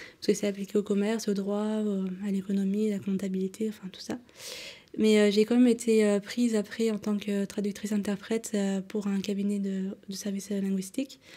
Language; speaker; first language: French; early bilingual, other home language; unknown